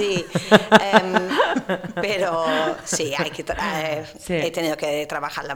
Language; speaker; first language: Spanish; non-native, fluent; English